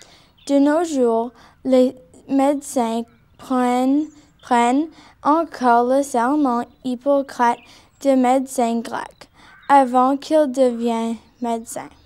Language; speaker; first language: French; non-native, learner; English